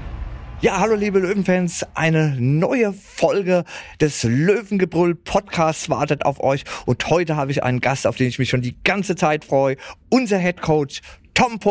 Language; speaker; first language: German; native; German